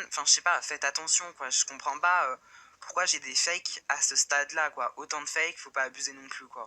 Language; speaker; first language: French; native; French